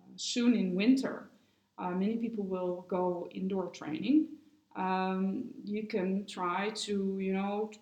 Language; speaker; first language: English; non-native, fluent; Dutch